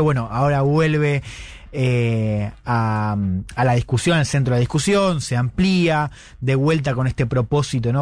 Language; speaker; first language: Spanish; native; Spanish